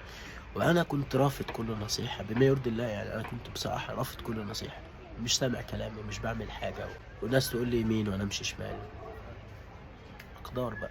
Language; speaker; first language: Arabic; native; Arabic